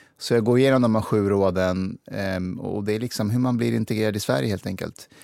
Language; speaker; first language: Swedish; early bilingual, other home language; Persian